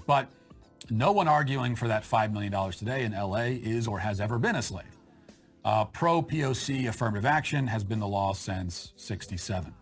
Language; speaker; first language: English; native; English